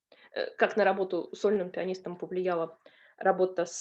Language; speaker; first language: Russian; native; Russian